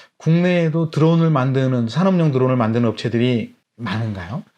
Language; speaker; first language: Korean; native; Korean